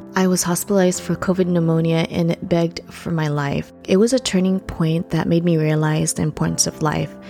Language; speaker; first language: English; early bilingual, other home language; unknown